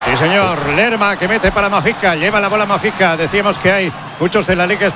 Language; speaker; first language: Spanish; native; Spanish